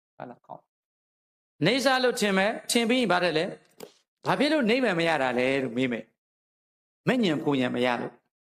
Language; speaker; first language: Burmese; native; Burmese